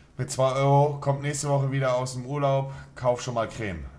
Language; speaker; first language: German; native; German